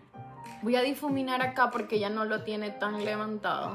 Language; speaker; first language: Spanish; native; Spanish